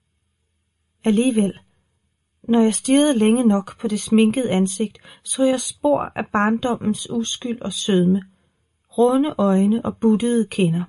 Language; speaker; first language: Danish; native; Danish